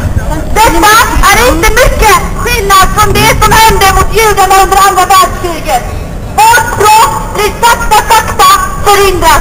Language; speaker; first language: Swedish; non-native, fluent; Azerbaijani